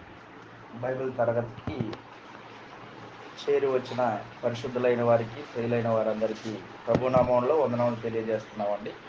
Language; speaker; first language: Telugu; native; Telugu